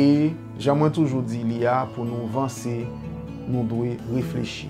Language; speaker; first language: French; non-native, learner; Haitian Creole